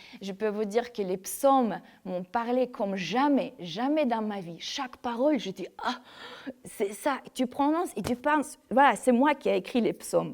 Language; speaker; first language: French; non-native, fluent; Ukrainian